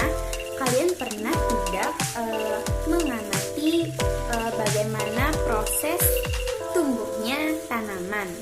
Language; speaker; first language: Indonesian; non-native, local second language; Banjar